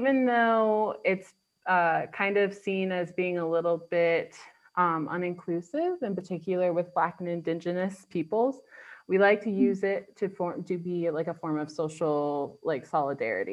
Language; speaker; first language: English; native; English